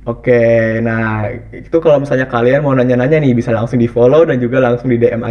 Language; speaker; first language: Indonesian; native; Indonesian